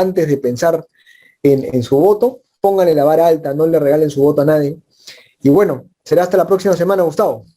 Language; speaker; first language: Spanish; native; Spanish